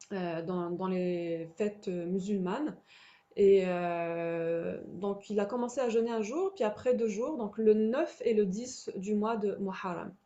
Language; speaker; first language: French; native; French